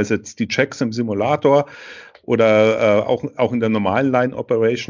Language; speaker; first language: German; native; German